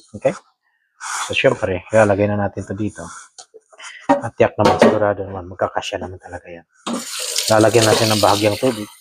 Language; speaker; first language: Filipino; non-native, local second language; Cebuano